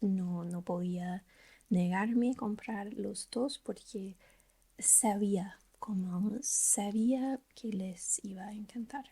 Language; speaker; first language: Spanish; non-native, learner; English